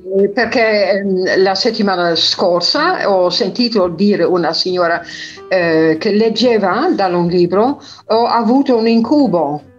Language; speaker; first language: Italian; non-native, fluent; Dutch